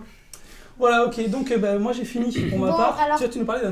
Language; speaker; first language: French; native; French